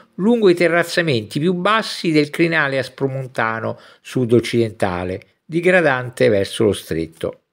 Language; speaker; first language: Italian; native; Italian